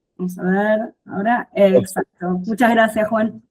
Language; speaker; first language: Spanish; native; Spanish